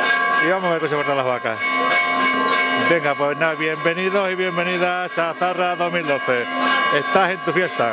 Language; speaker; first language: Spanish; native; Spanish